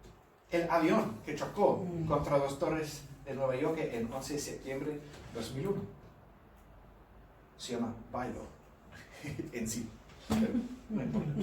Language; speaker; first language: Spanish; non-native, fluent; English